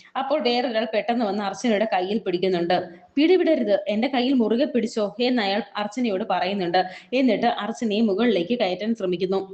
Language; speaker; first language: Malayalam; native; Malayalam